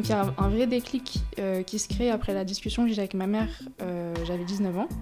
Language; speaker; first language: French; native; French